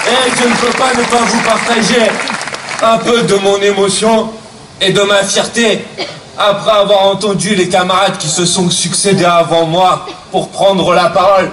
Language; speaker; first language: French; native; French